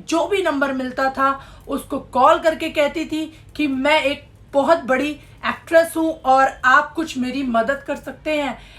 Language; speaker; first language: Hindi; native; Hindi